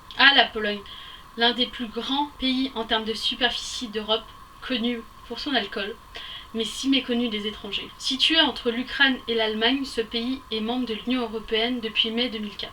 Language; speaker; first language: French; native; French